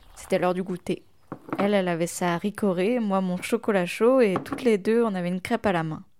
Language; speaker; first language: French; non-native, local second language; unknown